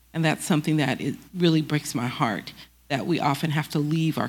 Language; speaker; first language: English; native; English